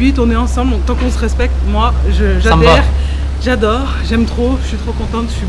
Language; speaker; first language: French; native; French